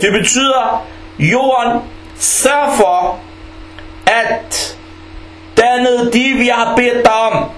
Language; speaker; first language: Danish; non-native, fluent; Arabic